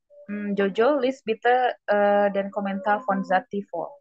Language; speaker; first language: German; non-native, fluent; Indonesian